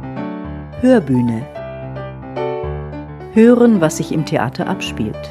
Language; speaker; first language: German; native; German